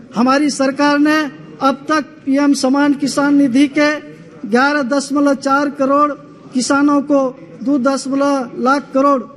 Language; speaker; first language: Hindi; native; Hindi